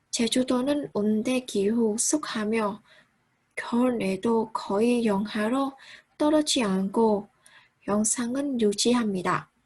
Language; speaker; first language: Korean; non-native, learner; Vietnamese